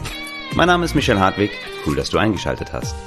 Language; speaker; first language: German; native; German